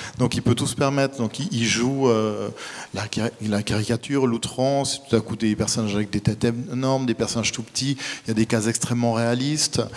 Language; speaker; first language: French; native; French